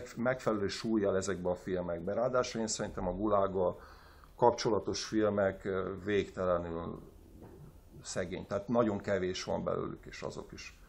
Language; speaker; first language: Hungarian; native; Hungarian